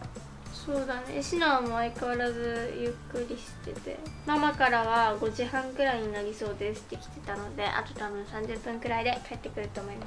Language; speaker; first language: Japanese; native; Japanese